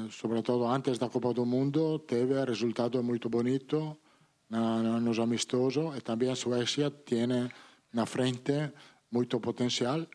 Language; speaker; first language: Portuguese; non-native, learner; Italian